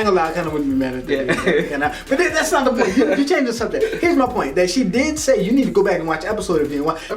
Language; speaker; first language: English; native; English